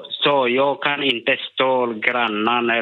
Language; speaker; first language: Swedish; non-native, learner; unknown